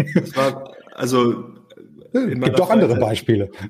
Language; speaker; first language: German; native; German